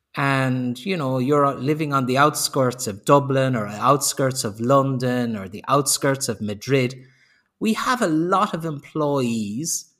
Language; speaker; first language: English; native; English